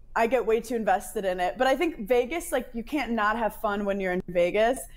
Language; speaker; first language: English; native; English